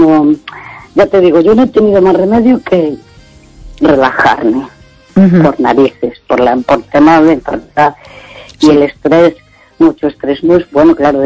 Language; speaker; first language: Spanish; native; Spanish